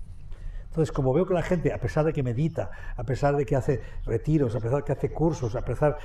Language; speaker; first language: Spanish; native; Spanish